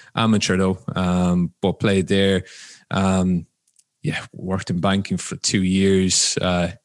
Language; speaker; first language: English; native; English